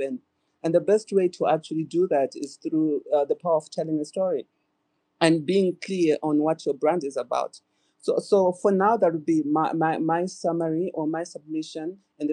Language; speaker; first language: English; non-native, local second language; Shona